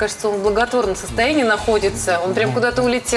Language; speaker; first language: Russian; native; Russian